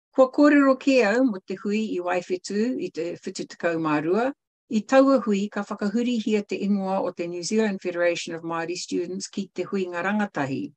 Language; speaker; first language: Māori; non-native, local second language; English